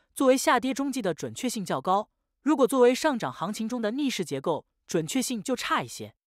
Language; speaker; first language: Chinese; native; Chinese